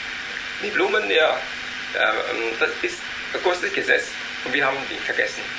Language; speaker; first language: German; non-native, learner; Vietnamese